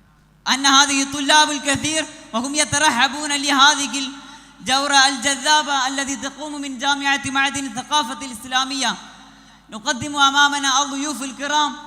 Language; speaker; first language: Arabic; non-native, learner; Malayalam